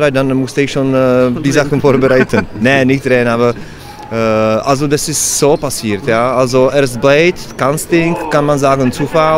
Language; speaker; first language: German; non-native, learner; Czech